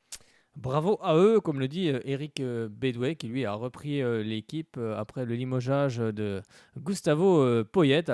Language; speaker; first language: French; native; French